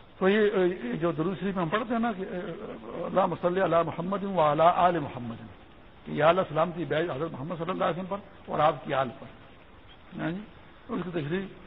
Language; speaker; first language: Urdu; non-native, local second language; Pashto